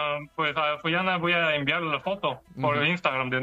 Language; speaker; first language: Spanish; non-native, learner; Korean